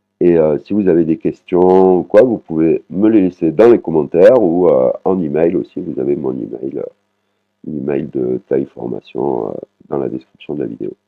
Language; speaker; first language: French; native; French